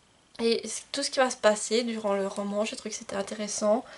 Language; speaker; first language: French; native; French